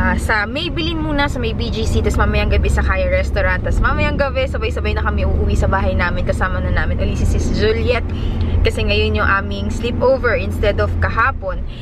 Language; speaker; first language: Filipino; native; Filipino